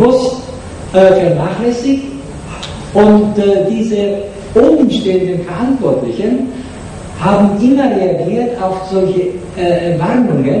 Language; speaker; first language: German; non-native, fluent; Japanese